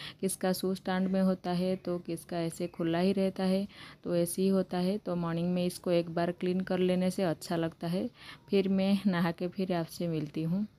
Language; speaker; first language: Hindi; native; Hindi